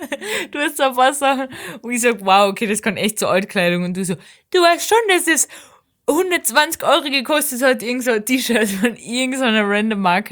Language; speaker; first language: German; native; German